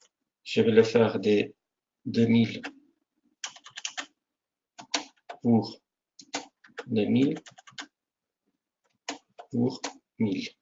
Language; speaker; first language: French; non-native, fluent; Spanish